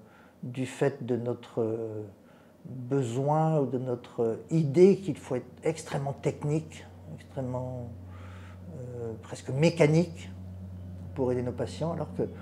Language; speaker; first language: French; native; French